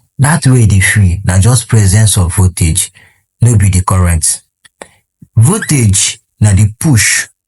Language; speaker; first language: Nigerian Pidgin; non-native, local second language; Igbo